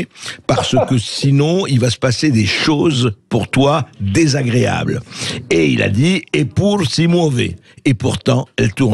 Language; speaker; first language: French; native; French